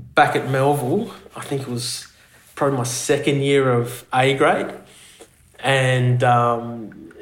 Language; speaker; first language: English; native; English